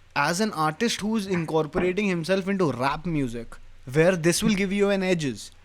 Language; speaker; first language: English; non-native, local second language; Hindi